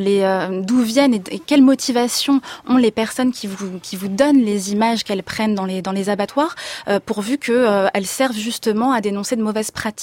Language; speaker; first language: French; native; French